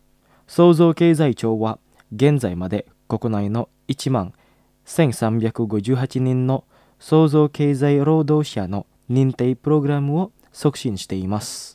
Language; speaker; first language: Japanese; non-native, fluent; Indonesian